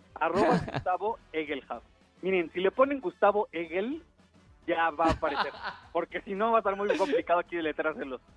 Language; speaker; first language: Spanish; native; Spanish